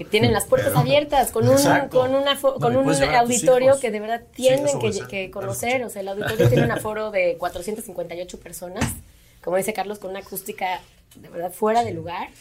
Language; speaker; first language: Spanish; native; Spanish